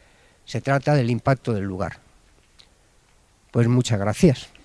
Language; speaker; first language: Spanish; native; Spanish